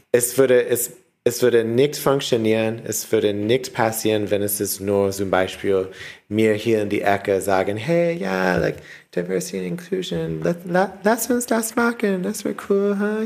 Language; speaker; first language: German; non-native, learner; English